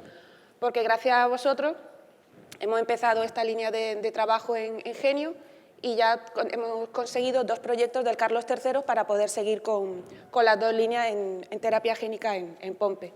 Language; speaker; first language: Spanish; native; Spanish